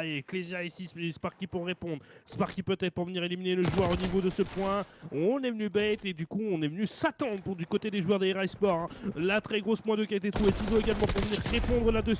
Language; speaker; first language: French; native; French